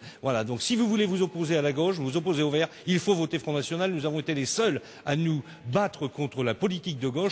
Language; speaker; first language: French; native; French